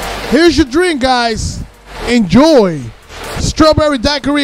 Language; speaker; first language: English; native; English